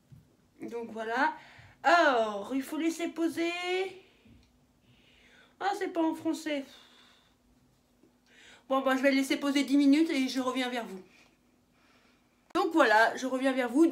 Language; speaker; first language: French; native; French